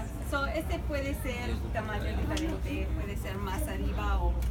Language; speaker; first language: Spanish; non-native, fluent; English